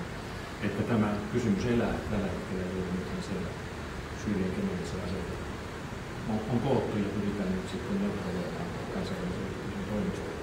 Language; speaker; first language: Finnish; native; Finnish